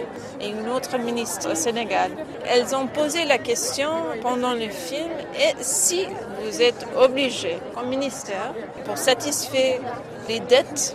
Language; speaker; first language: French; non-native, fluent; English